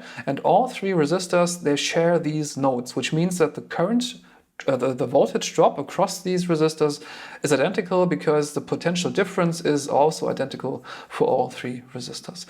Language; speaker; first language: English; non-native, fluent; German